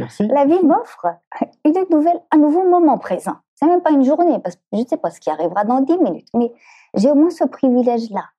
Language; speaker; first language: French; native; French